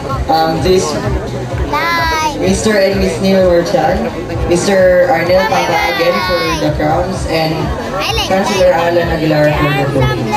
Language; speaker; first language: English; non-native, local second language; Filipino